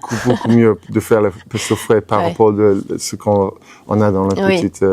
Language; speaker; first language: French; non-native, fluent; English